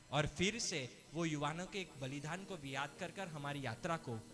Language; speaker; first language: Hindi; non-native, local second language; Gujarati